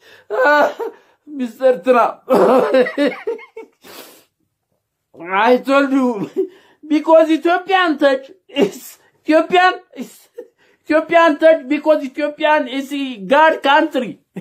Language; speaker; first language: English; non-native, learner; Amharic